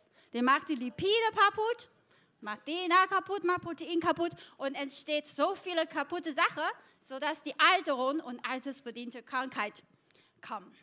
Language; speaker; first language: German; non-native, fluent; Chinese